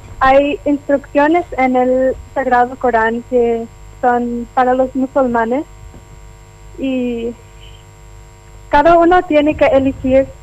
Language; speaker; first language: Spanish; non-native, fluent; Urdu